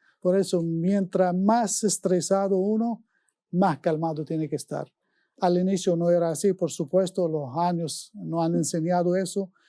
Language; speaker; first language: Spanish; non-native, fluent; Arabic